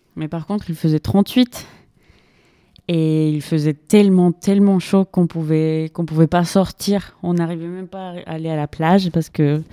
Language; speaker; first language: French; non-native, fluent; Spanish